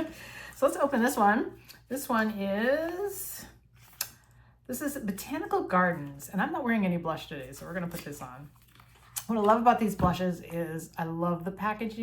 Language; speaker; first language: English; native; English